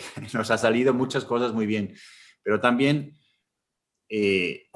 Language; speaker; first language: Spanish; non-native, fluent; German